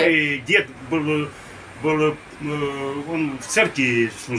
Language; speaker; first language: Russian; early bilingual, heritage; Russian